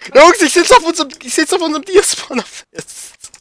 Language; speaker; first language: German; native; German